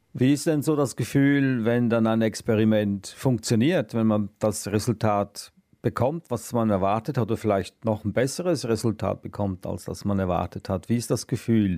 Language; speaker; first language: German; native; German